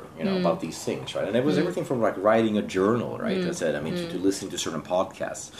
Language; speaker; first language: English; non-native, fluent; Swedish